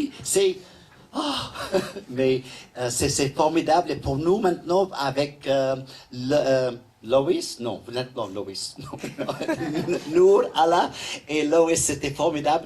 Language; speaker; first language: French; non-native, learner; English